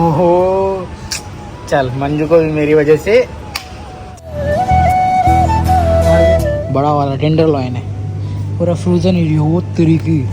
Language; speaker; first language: Hindi; native; Hindi